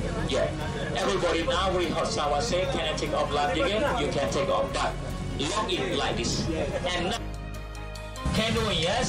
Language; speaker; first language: English; non-native, learner; Thai